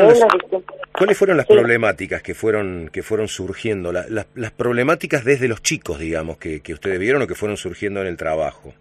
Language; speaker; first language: Spanish; native; Spanish